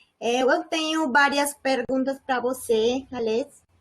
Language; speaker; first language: Portuguese; non-native, learner; Spanish